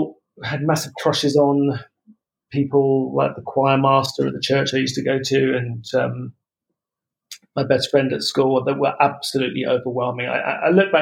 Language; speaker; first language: English; native; English